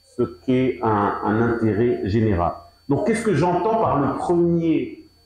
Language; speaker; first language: French; non-native, local second language; Arabic